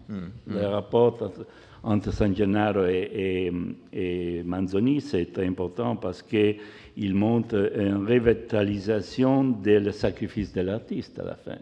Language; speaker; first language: French; non-native, fluent; Italian